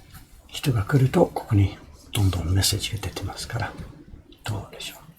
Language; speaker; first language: Japanese; non-native, fluent; English